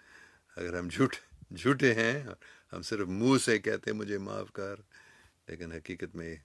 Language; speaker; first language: Hindi; non-native, fluent; English